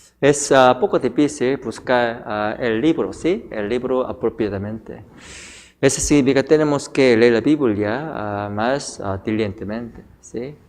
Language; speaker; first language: Spanish; non-native, learner; Korean